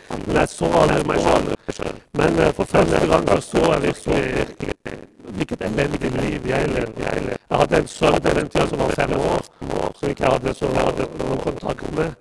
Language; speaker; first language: Norwegian; non-native, fluent; Persian